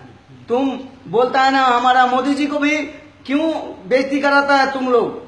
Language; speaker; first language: Hindi; non-native, local second language; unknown